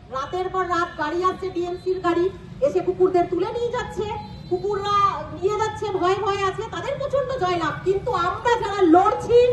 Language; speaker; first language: Bangla; native; Bangla